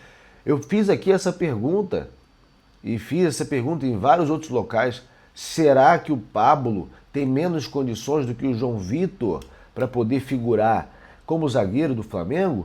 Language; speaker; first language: Portuguese; native; Portuguese